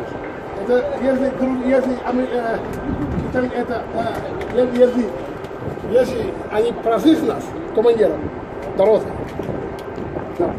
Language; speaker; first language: Russian; non-native, learner; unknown